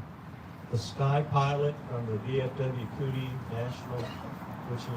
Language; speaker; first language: English; native; English